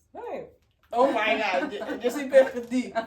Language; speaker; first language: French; non-native, learner; Spanish